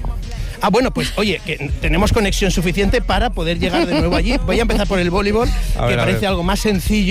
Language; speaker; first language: Spanish; native; Spanish